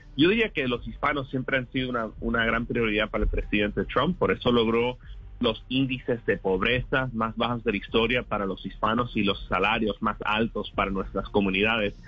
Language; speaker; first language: Spanish; early bilingual, heritage; Spanish